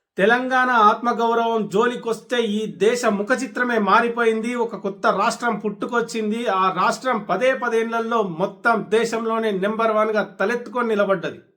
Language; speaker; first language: Telugu; native; Telugu